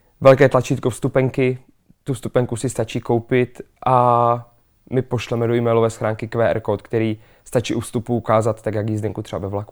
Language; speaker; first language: Czech; native; Czech